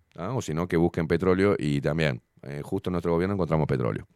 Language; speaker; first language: Spanish; native; Spanish